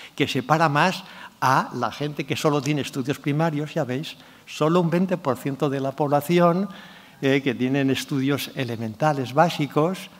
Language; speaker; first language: Spanish; non-native, local second language; Catalan